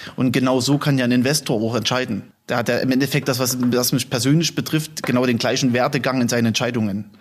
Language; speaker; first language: German; native; German